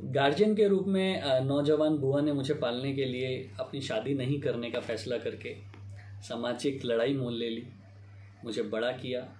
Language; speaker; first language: Hindi; native; Hindi